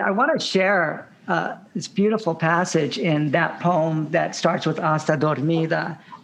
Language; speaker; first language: English; native; English